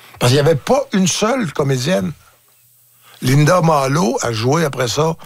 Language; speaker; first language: French; native; French